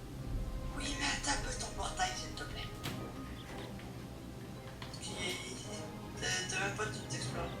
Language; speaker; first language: French; native; French